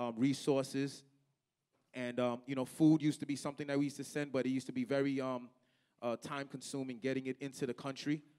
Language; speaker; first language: English; native; English